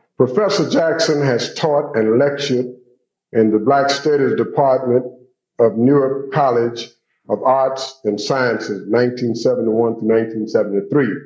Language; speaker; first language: English; native; English